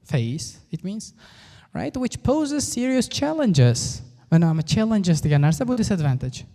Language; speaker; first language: English; non-native, fluent; Uzbek